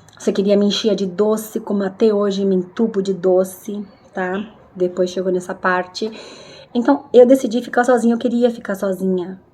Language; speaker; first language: Portuguese; non-native, fluent; Spanish